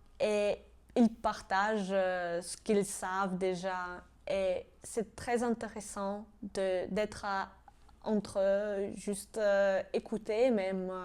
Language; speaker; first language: French; non-native, fluent; Georgian